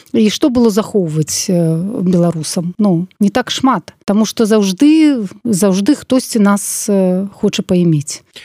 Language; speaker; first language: Belarusian; non-native, local second language; Russian